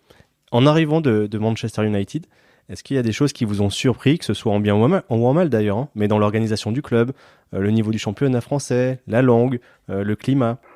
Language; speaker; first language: French; native; French